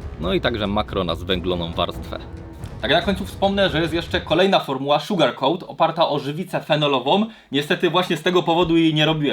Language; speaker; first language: Polish; native; Polish